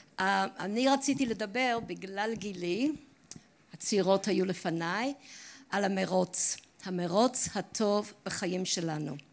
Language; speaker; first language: Hebrew; non-native, fluent; English